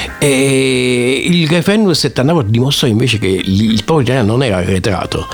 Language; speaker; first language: Italian; native; Italian